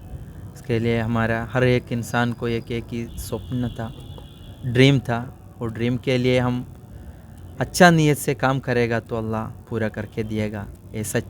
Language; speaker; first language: Hindi; non-native, local second language; Malayalam